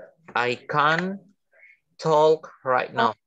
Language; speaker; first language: English; non-native, fluent; Indonesian